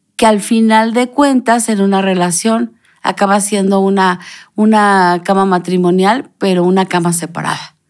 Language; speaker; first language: Spanish; native; Spanish